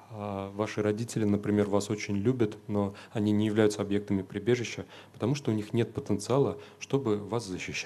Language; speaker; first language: Russian; native; Russian